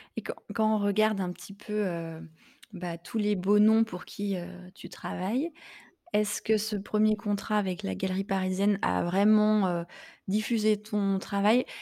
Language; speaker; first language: French; native; French